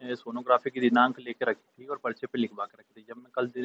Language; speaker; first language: Hindi; native; Hindi